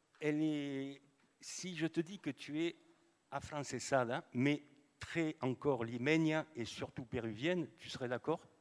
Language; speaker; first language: French; native; French